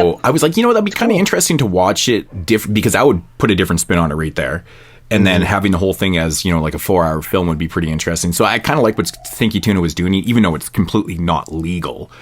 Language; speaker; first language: English; native; English